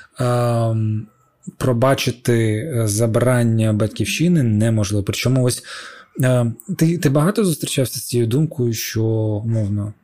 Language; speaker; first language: Ukrainian; non-native, local second language; Russian